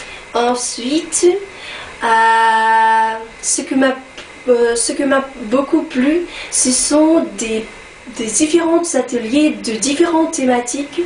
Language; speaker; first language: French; non-native, learner; Russian